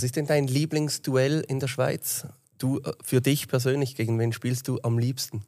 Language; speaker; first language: German; native; German